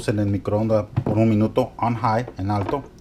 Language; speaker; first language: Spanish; early bilingual, heritage; Spanish